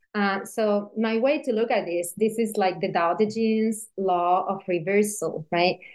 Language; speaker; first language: English; non-native, fluent; Spanish